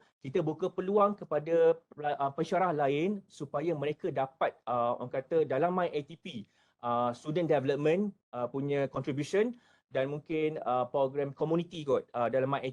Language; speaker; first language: Malay; native; Malay